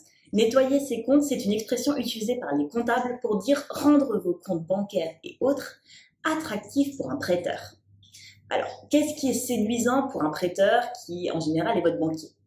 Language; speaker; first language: French; native; French